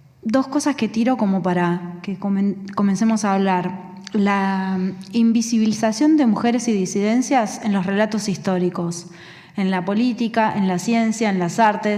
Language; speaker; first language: Spanish; native; Spanish